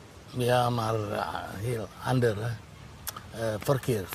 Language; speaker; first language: Dutch; non-native, learner; Indonesian